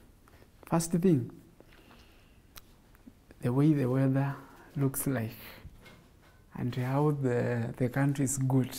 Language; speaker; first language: English; non-native, local second language; Kamba